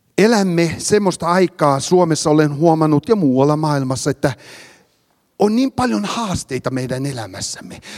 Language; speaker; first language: Finnish; early bilingual, heritage; Finnish